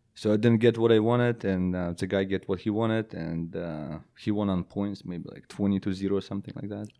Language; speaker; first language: English; non-native, fluent; Belarusian